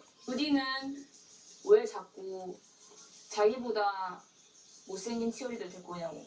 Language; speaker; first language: Korean; native; Korean